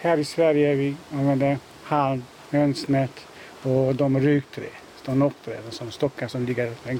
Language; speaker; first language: Swedish; non-native, fluent; Hungarian